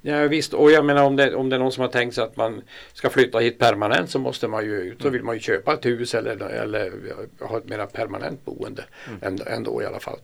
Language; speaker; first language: Swedish; native; Swedish